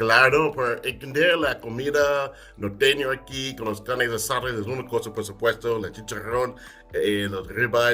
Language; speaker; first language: Spanish; non-native, fluent; English